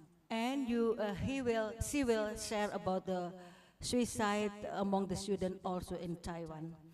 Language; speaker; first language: English; non-native, fluent; Indonesian